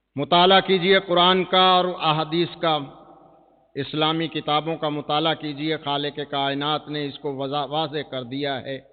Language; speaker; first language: Urdu; non-native, local second language; Punjabi